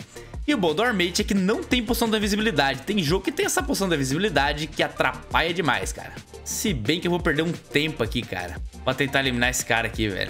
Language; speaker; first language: Portuguese; native; Portuguese